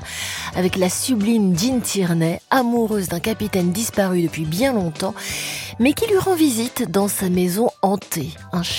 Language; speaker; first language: French; native; French